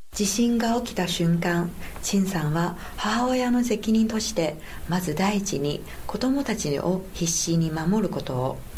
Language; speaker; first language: Japanese; non-native, fluent; Chinese